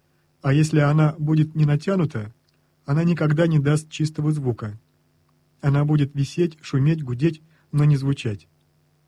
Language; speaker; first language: Russian; native; Russian